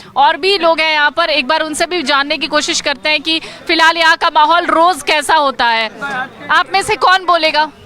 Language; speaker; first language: Hindi; native; Hindi